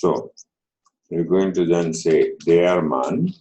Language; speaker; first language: German; non-native, fluent; Telugu